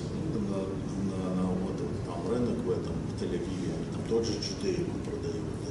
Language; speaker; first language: Russian; early bilingual, other home language; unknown